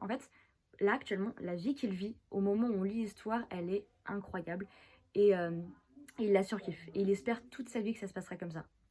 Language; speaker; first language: French; native; French